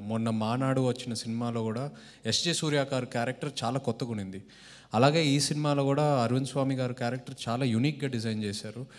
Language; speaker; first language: Telugu; native; Telugu